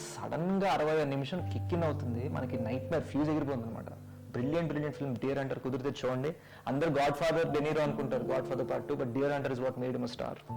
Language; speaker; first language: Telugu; early bilingual, heritage; Telugu